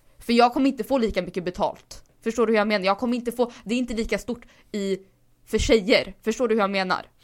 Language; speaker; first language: Swedish; early bilingual, other home language; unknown